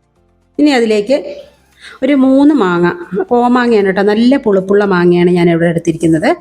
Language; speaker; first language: Malayalam; native; Malayalam